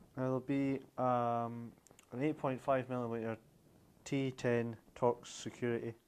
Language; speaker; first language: English; native; English